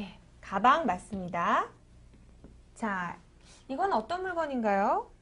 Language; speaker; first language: Korean; native; Korean